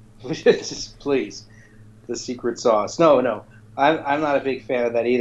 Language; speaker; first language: English; native; English